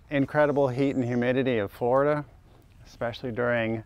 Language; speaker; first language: English; native; English